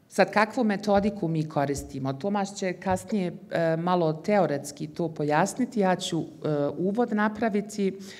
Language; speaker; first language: Bosnian; early bilingual, heritage; Bosnian